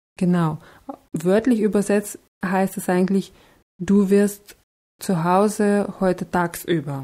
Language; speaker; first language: German; non-native, fluent; Russian